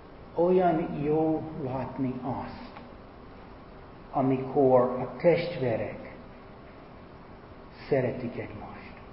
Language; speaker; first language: Hungarian; non-native, fluent; English